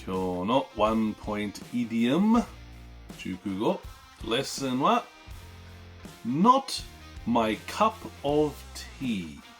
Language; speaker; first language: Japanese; non-native, fluent; English